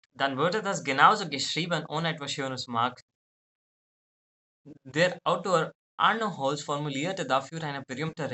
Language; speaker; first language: German; non-native, fluent; Hindi